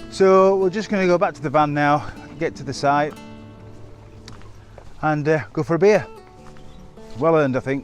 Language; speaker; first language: English; native; English